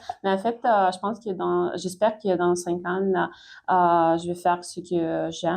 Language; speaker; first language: French; non-native, fluent; Ukrainian